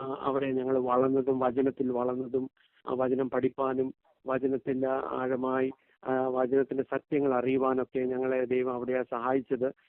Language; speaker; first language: Malayalam; early bilingual, heritage; Malayalam